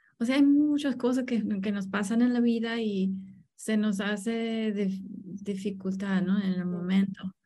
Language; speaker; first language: Spanish; non-native, fluent; English